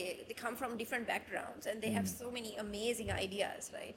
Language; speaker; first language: English; non-native, local second language; Sinhala